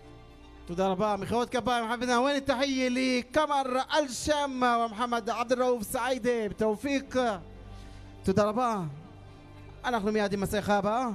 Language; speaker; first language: Hebrew; non-native, local second language; Arabic